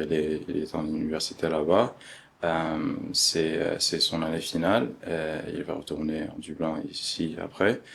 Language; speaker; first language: French; early bilingual, other home language; Arabic